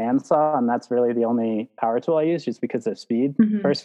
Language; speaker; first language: English; native; English